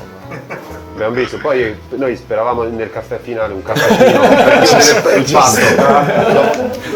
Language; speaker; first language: Italian; native; Italian